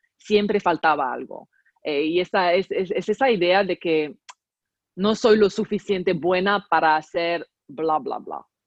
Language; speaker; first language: Spanish; non-native, fluent; Arabic